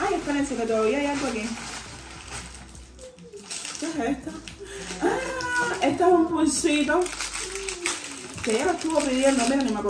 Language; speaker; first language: Spanish; native; Spanish